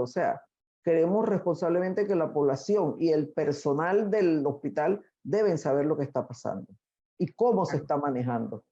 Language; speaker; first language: Spanish; native; Spanish